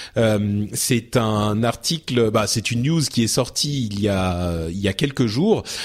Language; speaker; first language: French; early bilingual, other home language; Arabic